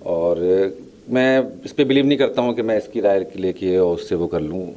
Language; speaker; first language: Hindi; native; Hindi